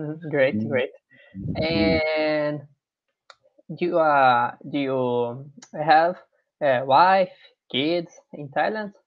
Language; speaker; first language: English; non-native, learner; Portuguese